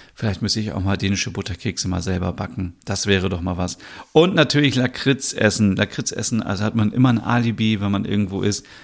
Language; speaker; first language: German; native; German